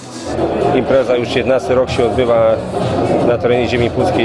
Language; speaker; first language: Polish; native; Polish